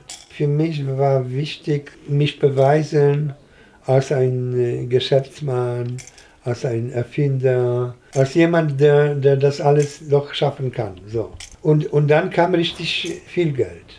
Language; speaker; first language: German; non-native, fluent; Polish